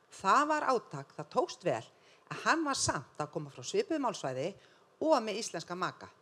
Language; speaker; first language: Icelandic; native; Icelandic